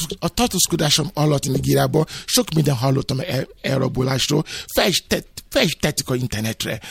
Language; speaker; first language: Hungarian; non-native, learner; Yoruba